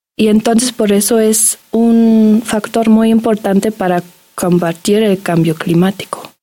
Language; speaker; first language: Spanish; non-native, fluent; German